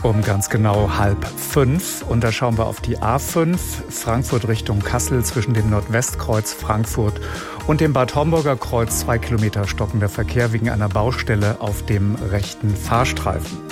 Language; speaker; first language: German; native; German